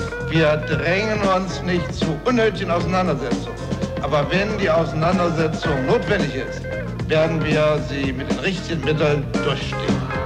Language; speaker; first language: German; native; German